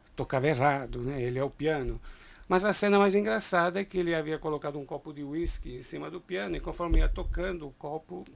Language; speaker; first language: Portuguese; non-native, fluent; Italian